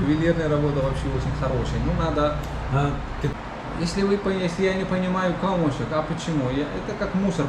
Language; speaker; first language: Russian; non-native, learner; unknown